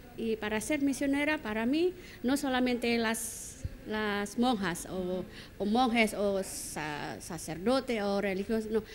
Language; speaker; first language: Spanish; non-native, learner; Indonesian